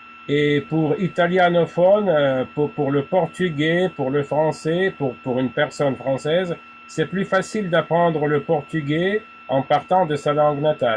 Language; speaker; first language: French; non-native, fluent; Russian